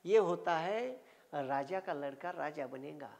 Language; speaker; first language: Hindi; non-native, local second language; Marathi